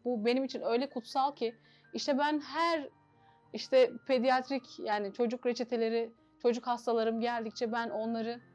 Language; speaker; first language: Turkish; native; Turkish